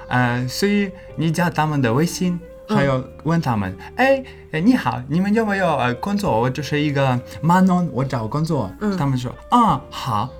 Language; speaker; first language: Chinese; non-native, learner; English